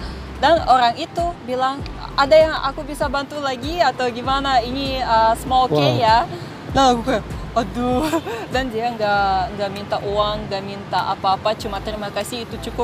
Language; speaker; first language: Indonesian; non-native, fluent; Russian